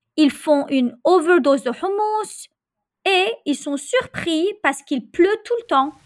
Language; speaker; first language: French; non-native, local second language; Arabic